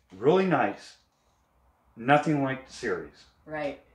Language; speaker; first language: English; native; English